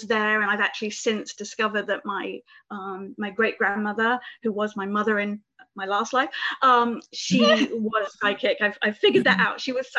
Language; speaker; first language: English; native; English